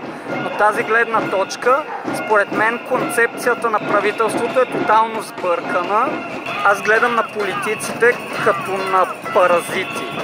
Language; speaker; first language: Bulgarian; native; Bulgarian